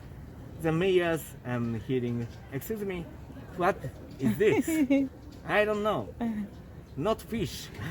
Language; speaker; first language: English; non-native, learner; Japanese